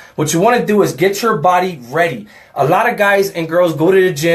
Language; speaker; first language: English; native; English